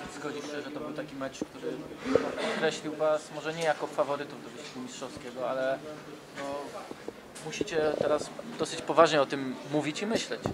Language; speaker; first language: Polish; native; Polish